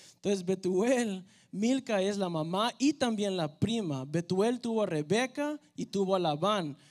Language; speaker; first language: Spanish; early bilingual, heritage; Spanish